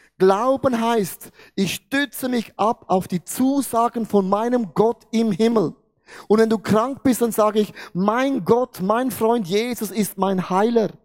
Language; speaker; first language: German; non-native, fluent; Portuguese